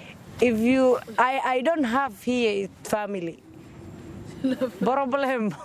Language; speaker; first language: English; non-native, learner; Somali